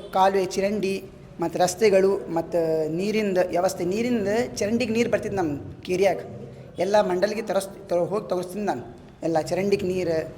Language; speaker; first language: Kannada; non-native, local second language; Urdu